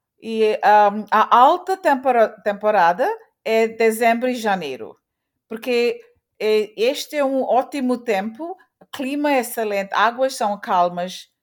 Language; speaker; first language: Portuguese; early bilingual, heritage; Portuguese